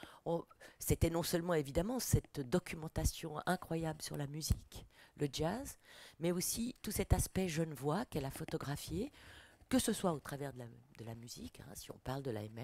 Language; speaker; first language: French; native; French